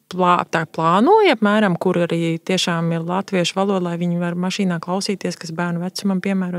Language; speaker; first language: Latvian; native; Latvian